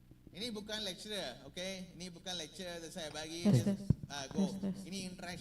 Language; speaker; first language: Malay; non-native, learner; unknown